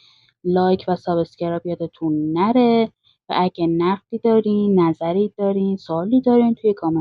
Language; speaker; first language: Persian; native; Persian